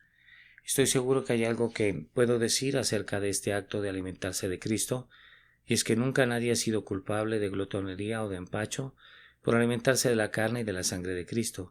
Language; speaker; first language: Spanish; native; Spanish